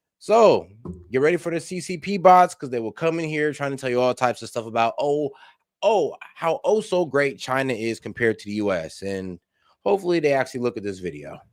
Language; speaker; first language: English; native; English